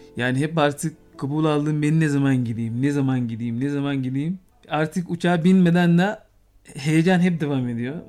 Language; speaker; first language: Turkish; non-native, fluent; Arabic